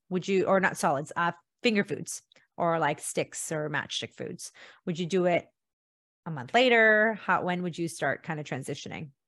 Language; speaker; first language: English; early bilingual, other home language; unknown